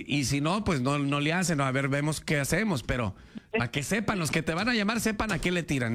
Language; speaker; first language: Spanish; native; Spanish